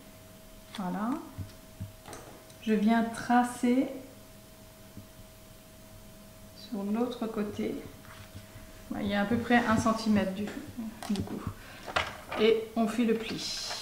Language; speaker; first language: French; native; French